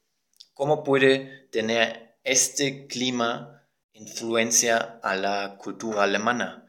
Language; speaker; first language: Spanish; non-native, fluent; German